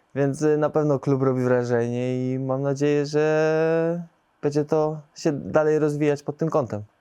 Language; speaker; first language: Polish; native; Polish